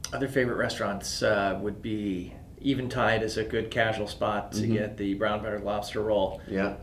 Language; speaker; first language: English; native; English